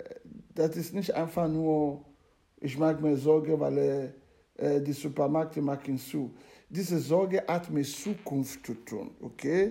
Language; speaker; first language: German; non-native, learner; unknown